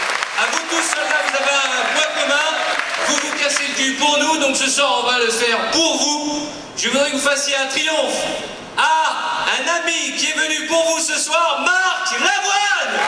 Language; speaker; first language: French; native; French